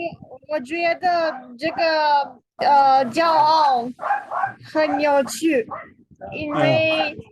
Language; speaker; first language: Chinese; non-native, learner; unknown